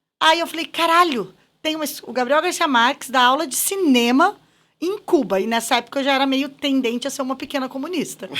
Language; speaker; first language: Portuguese; native; Portuguese